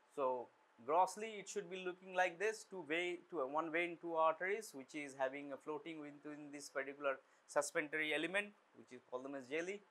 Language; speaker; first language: English; non-native, local second language; Bangla